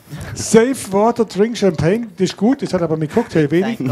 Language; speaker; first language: German; native; German